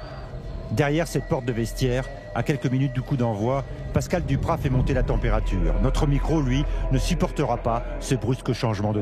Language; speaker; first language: French; native; French